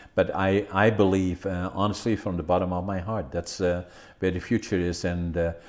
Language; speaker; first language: English; non-native, fluent; Dutch